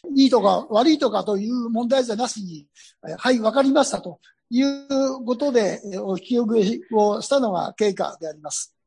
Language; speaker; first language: Japanese; native; Japanese